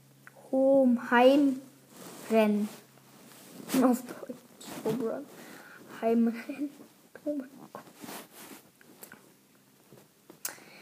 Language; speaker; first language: German; native; German